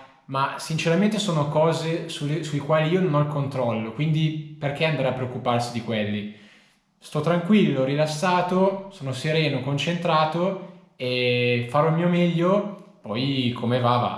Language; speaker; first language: Italian; native; Italian